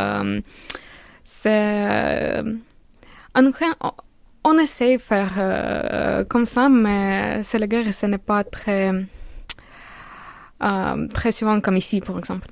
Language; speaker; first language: French; non-native, learner; Ukrainian